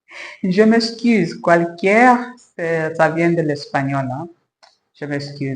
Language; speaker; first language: French; non-native, learner; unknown